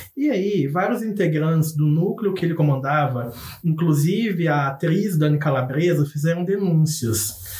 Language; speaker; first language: Portuguese; native; Portuguese